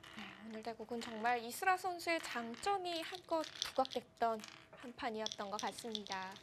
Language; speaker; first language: Korean; native; Korean